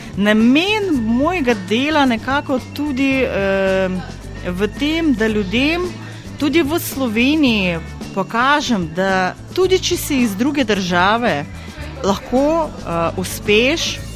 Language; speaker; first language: Slovenian; non-native, fluent; Ukrainian